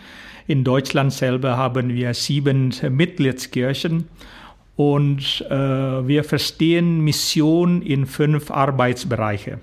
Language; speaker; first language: German; non-native, fluent; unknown